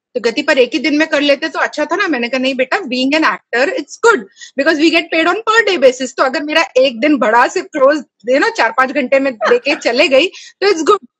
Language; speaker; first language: Hindi; native; Hindi